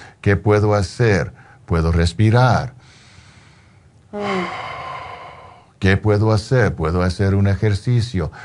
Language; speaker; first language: Spanish; early bilingual, heritage; Spanish